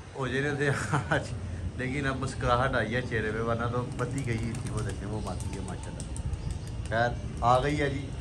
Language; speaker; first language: Urdu; non-native, local second language; Punjabi